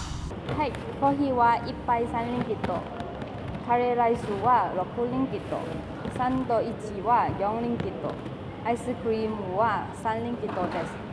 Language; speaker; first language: Japanese; non-native, learner; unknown